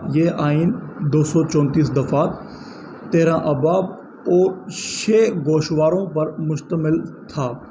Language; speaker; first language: Urdu; non-native, local second language; Sindhi